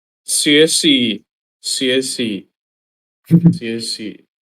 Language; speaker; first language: Chinese; non-native, learner; Indonesian